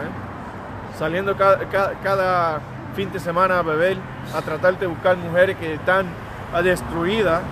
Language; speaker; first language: Spanish; early bilingual, heritage; Spanish